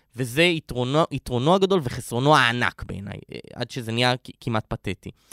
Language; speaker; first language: Hebrew; native; Hebrew